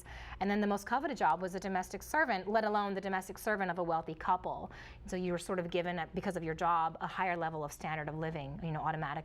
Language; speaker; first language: English; early bilingual, other home language; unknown